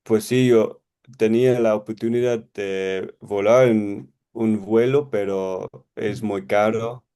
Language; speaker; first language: Spanish; non-native, learner; English